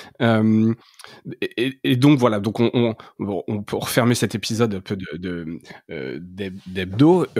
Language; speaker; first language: French; native; French